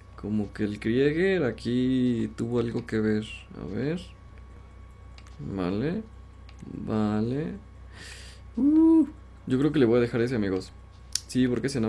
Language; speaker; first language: Spanish; native; Spanish